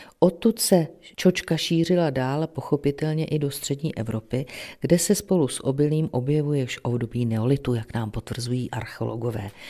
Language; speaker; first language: Czech; native; Czech